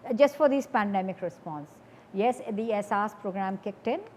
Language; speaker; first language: English; non-native, local second language; Urdu